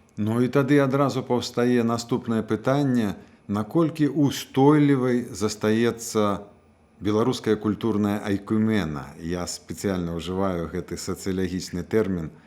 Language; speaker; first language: Belarusian; native; Belarusian